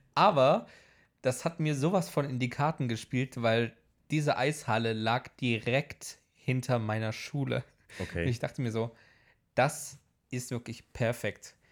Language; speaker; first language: German; early bilingual, heritage; Polish